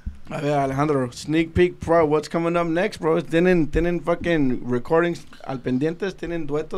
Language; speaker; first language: Spanish; early bilingual, heritage; Spanish